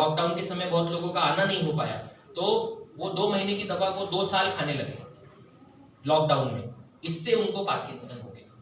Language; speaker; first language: Hindi; non-native, local second language; Marathi